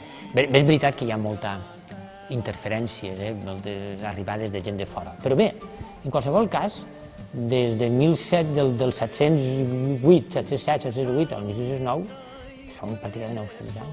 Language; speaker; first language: Catalan; native; Catalan